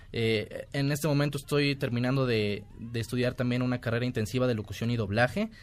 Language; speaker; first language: Spanish; native; Spanish